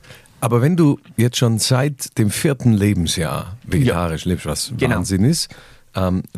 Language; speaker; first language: German; native; German